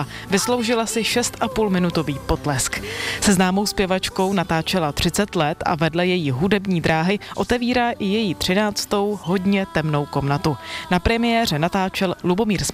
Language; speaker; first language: Czech; native; Czech